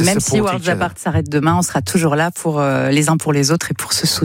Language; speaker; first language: French; native; French